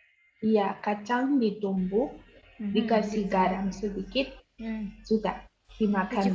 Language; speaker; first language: Indonesian; non-native, fluent; Malagasy